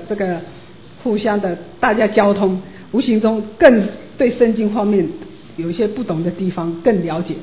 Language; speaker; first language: Chinese; native; Chinese